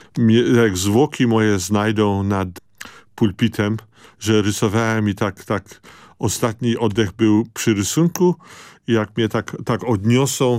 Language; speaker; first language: Polish; early bilingual, other home language; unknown